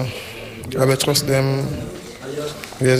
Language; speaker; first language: German; non-native, learner; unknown